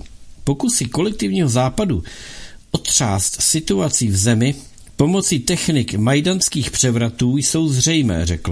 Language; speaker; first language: Czech; native; Czech